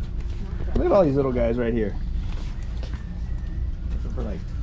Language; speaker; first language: English; native; English